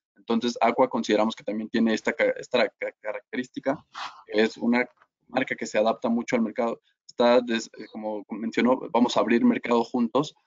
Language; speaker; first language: Spanish; native; Spanish